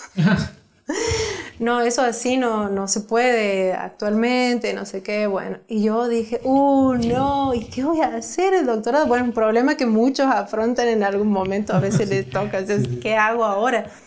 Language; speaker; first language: Spanish; native; Spanish